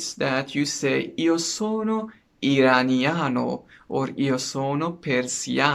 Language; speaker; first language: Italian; non-native, learner; Persian